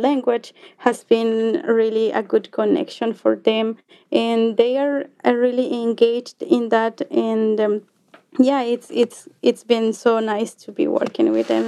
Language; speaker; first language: English; non-native, fluent; Quechua